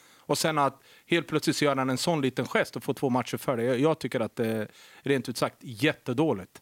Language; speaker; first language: Swedish; native; Swedish